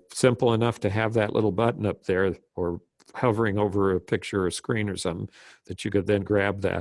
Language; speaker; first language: English; native; English